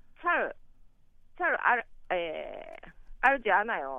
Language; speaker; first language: Korean; non-native, learner; Japanese